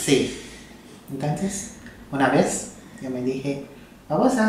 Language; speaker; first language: Spanish; non-native, learner; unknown